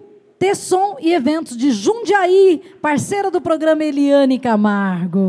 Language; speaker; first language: Portuguese; native; Portuguese